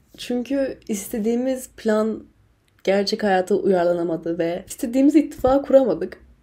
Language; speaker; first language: Turkish; early bilingual, other home language; English